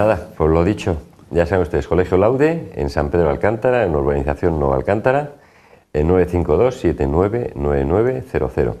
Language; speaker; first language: Spanish; native; Spanish